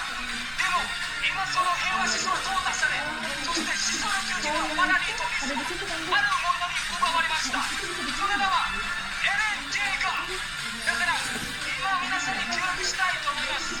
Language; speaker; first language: Japanese; non-native, learner; Indonesian